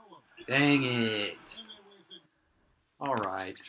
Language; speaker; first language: English; native; English